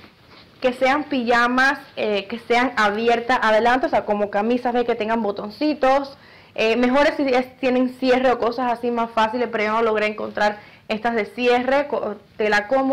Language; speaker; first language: Spanish; native; Spanish